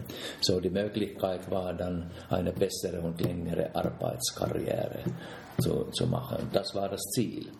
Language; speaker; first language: German; non-native, fluent; Finnish